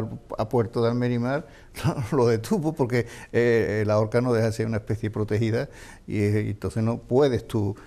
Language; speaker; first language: Spanish; native; Spanish